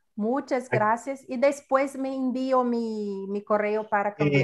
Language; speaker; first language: Spanish; non-native, learner; Portuguese